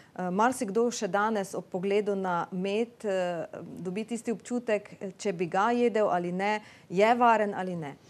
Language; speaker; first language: Slovenian; native; Slovenian